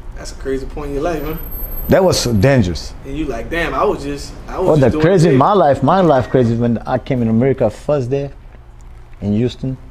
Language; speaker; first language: English; non-native, local second language; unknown